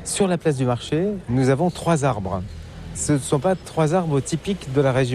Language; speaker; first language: French; native; French